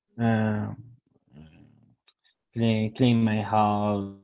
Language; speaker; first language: English; non-native, learner; Spanish